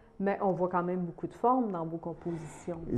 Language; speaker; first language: French; native; French